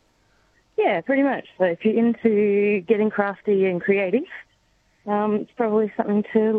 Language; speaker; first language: English; native; English